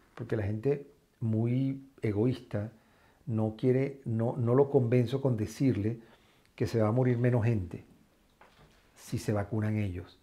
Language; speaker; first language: Spanish; native; Spanish